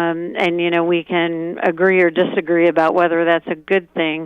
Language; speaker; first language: English; native; English